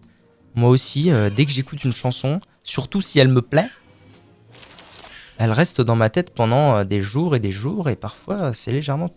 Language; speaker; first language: French; native; French